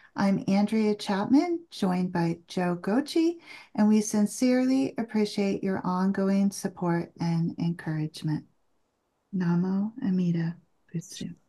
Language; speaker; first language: English; native; English